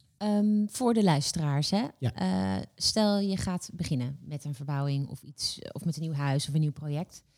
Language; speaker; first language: Dutch; native; Dutch